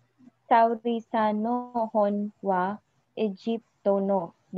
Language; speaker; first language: Japanese; non-native, learner; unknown